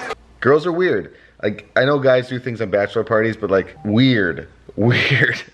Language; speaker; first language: English; native; English